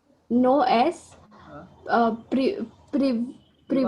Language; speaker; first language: Spanish; non-native, learner; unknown